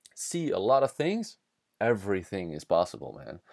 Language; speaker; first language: English; non-native, fluent; Dutch